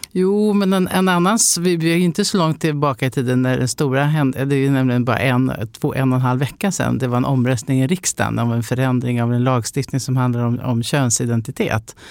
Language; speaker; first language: Swedish; native; Swedish